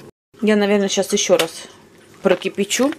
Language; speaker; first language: Russian; native; Russian